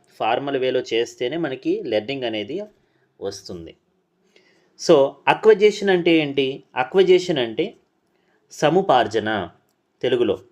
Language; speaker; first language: Telugu; non-native, local second language; Urdu